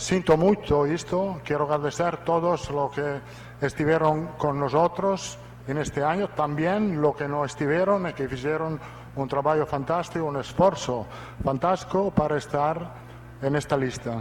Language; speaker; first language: Portuguese; non-native, learner; Italian